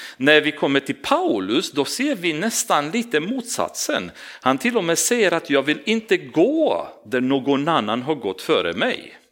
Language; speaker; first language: Swedish; non-native, fluent; Romanian